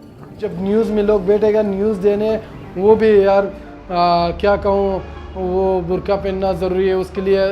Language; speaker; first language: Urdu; non-native, local second language; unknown